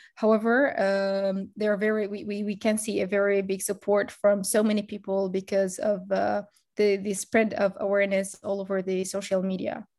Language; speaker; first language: English; non-native, fluent; Arabic